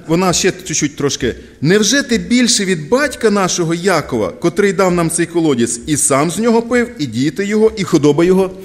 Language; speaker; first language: Ukrainian; non-native, local second language; Russian